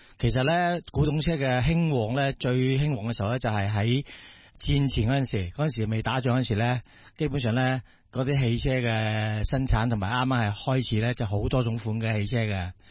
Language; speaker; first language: Cantonese; native; Cantonese